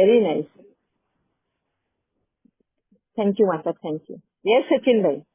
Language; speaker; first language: Hindi; native; Hindi